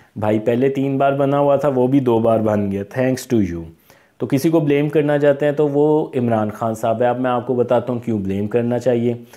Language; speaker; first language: Urdu; non-native, local second language; Punjabi